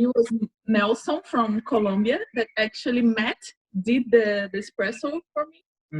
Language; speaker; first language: English; non-native, fluent; Portuguese